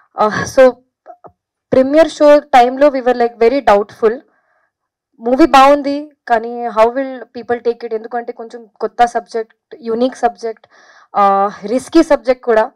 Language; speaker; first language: Telugu; non-native, fluent; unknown